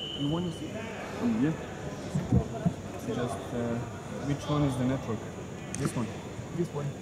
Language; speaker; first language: English; non-native, learner; Russian